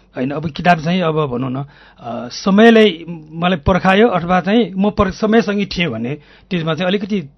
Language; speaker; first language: Nepali; non-native, local second language; Newari